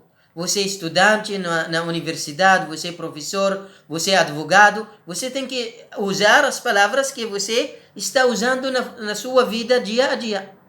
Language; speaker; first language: Portuguese; non-native, learner; Arabic